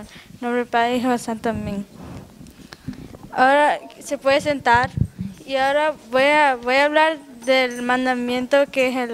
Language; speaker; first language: Spanish; early bilingual, other home language; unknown